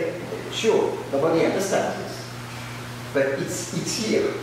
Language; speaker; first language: English; non-native, learner; French